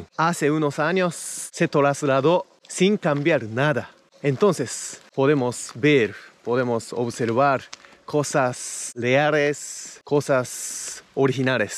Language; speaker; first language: Spanish; non-native, fluent; Japanese